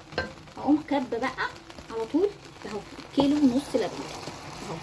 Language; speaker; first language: Arabic; native; Arabic